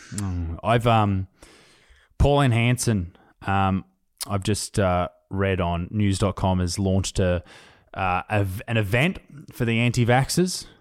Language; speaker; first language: English; native; English